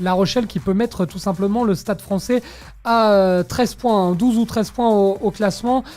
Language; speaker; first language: French; native; French